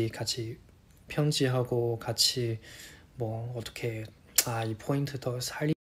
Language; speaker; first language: Korean; non-native, fluent; Chinese